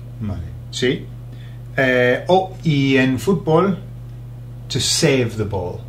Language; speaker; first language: Spanish; non-native, fluent; English